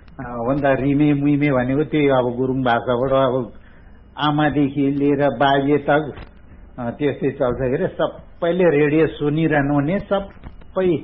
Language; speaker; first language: Nepali; non-native, local second language; Gurung